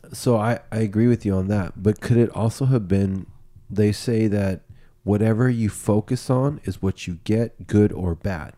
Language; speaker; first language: English; native; English